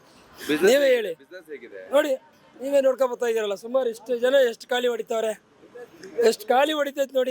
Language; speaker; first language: Kannada; native; Kannada